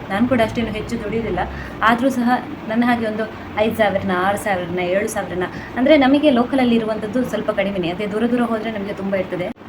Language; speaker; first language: Kannada; non-native, local second language; Tulu